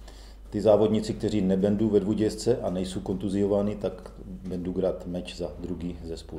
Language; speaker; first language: Polish; non-native, learner; Czech